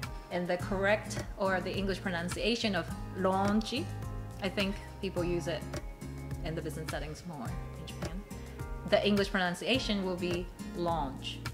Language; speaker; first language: English; non-native, fluent; Japanese